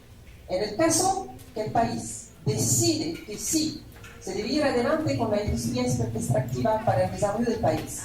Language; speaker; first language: Spanish; non-native, fluent; French